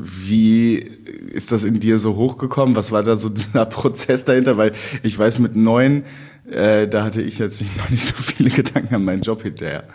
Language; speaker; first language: German; native; German